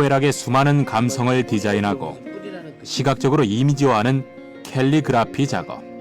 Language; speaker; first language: Korean; native; Korean